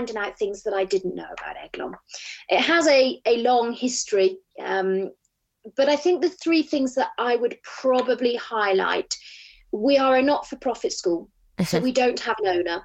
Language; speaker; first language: English; native; English